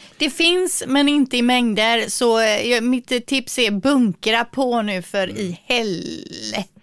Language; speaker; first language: Swedish; native; Swedish